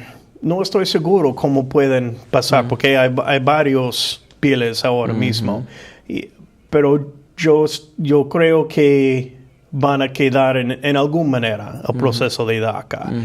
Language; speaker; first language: Spanish; non-native, fluent; English